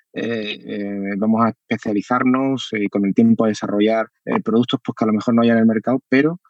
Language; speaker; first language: Spanish; native; Spanish